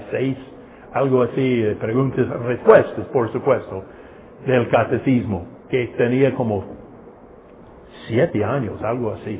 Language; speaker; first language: Spanish; non-native, fluent; English